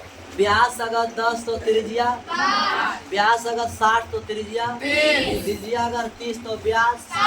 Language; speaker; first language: Hindi; native; Hindi